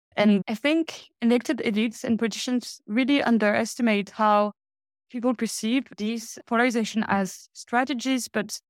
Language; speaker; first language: English; non-native, fluent; French